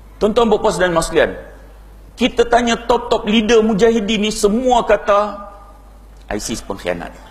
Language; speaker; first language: Malay; native; Malay